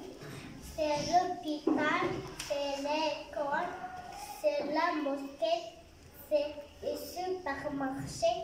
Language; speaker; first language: French; non-native, learner; Arabic